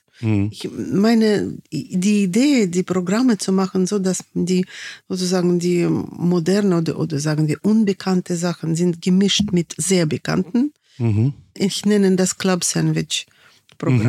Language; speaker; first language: German; non-native, fluent; Russian